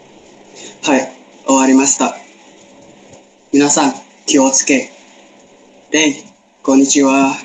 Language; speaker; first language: Japanese; non-native, learner; Indonesian